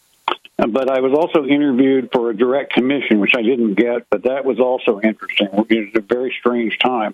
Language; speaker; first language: English; native; English